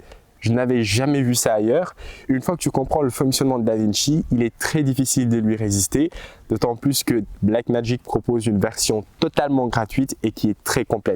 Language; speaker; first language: French; native; French